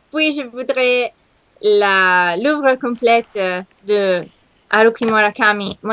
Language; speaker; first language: French; non-native, learner; Italian